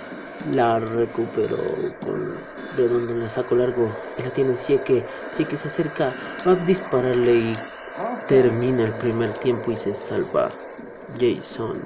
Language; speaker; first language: Spanish; native; Spanish